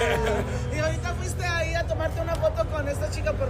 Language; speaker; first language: Spanish; early bilingual, heritage; Spanish